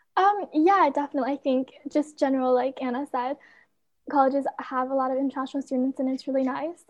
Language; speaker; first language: English; non-native, fluent; Chinese